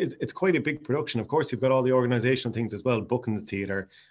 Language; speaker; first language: English; native; English